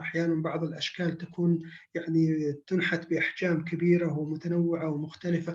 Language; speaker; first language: Arabic; native; Arabic